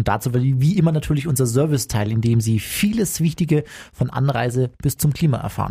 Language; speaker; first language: German; native; German